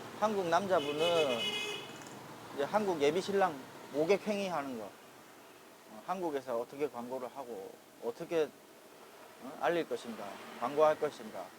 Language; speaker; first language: Korean; native; Korean